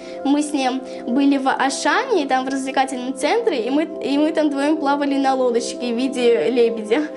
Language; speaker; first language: Russian; native; Russian